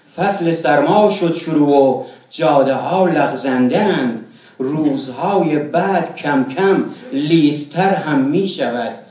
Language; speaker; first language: Persian; non-native, local second language; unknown